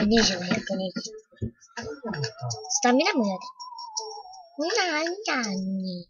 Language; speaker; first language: Japanese; native; Japanese